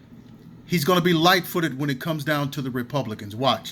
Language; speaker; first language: English; native; English